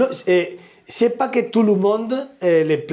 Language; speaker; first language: French; non-native, learner; Spanish